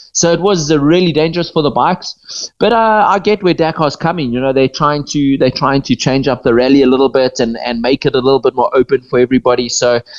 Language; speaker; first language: English; native; English